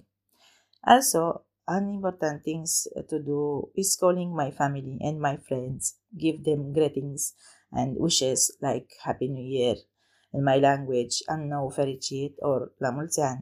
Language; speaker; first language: English; non-native, learner; Romanian